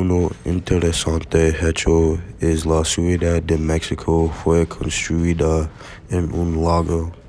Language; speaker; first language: Spanish; non-native, learner; English